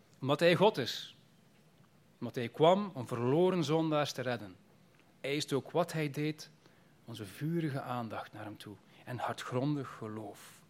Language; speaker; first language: Dutch; native; Dutch